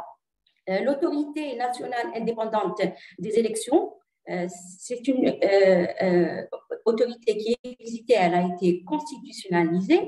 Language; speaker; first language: French; non-native, local second language; Arabic